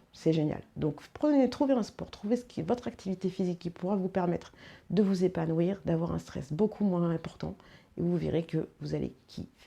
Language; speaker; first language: French; native; French